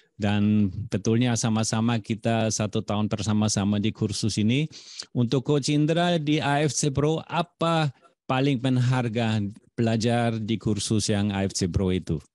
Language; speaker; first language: Indonesian; non-native, fluent; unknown